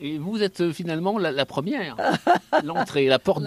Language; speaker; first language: French; native; French